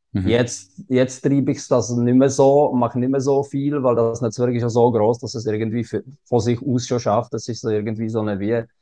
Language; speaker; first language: German; non-native, fluent; Czech